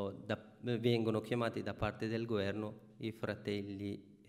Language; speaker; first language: Italian; non-native, fluent; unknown